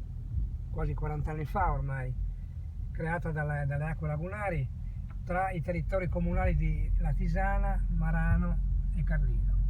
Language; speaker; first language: Italian; native; Italian